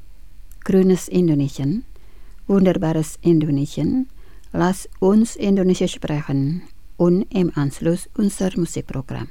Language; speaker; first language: German; non-native, fluent; Indonesian